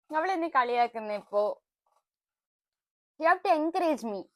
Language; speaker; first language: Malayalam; non-native, learner; Tulu